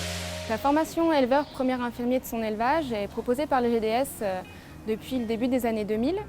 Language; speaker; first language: French; native; French